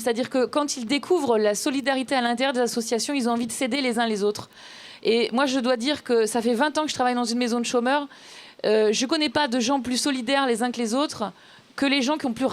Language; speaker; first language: French; native; French